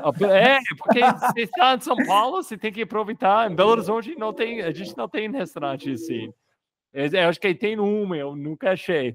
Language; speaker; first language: Portuguese; non-native, fluent; English